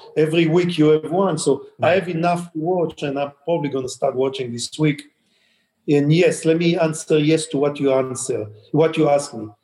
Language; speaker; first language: English; non-native, fluent; Hebrew